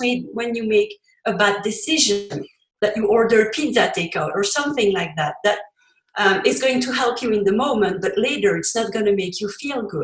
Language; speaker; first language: English; non-native, fluent; French